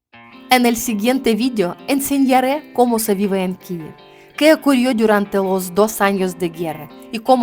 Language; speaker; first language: Spanish; non-native, learner; Ukrainian